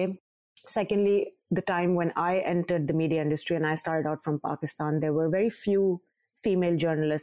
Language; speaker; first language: English; non-native, local second language; Urdu